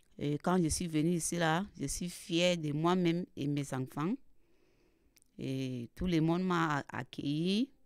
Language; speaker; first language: French; non-native, learner; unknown